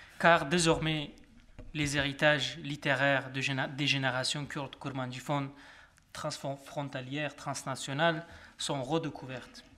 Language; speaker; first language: French; non-native, fluent; Kurdish